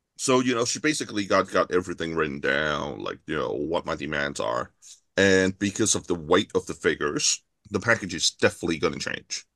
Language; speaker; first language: English; non-native, local second language; Cantonese